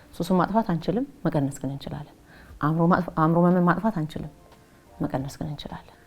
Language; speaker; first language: Amharic; native; Amharic